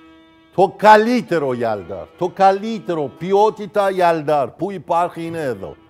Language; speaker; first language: Greek; non-native, fluent; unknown